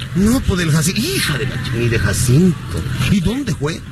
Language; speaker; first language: Spanish; native; Spanish